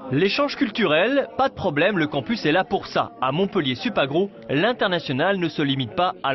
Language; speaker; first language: French; native; French